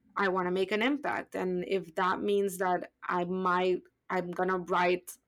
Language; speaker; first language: English; non-native, fluent; Spanish